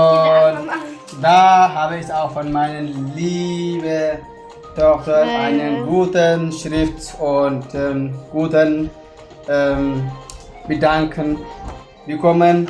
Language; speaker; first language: German; non-native, learner; Amharic